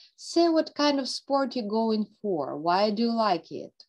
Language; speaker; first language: English; non-native, fluent; Ukrainian